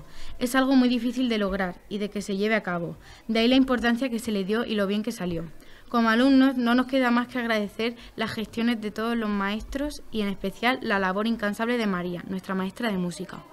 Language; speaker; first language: Spanish; native; Spanish